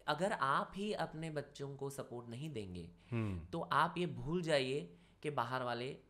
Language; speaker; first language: Hindi; non-native, local second language; Marathi